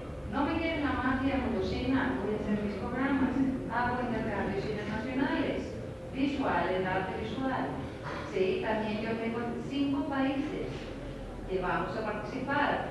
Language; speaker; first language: Spanish; non-native, fluent; Greek